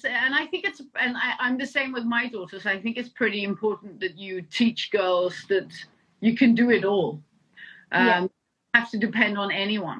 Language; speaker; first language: English; non-native, fluent; Danish